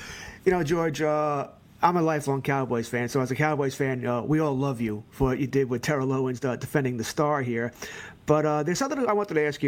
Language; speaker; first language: English; native; English